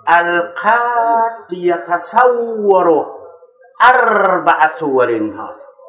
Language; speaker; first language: Arabic; non-native, fluent; Urdu